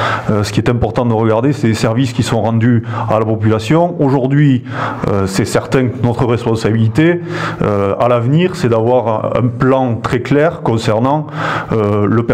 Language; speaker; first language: French; native; French